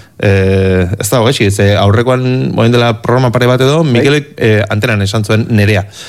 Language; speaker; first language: Basque; native; Basque